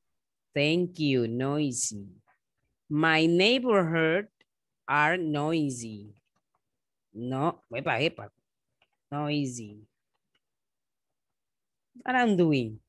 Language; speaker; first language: English; non-native, fluent; Spanish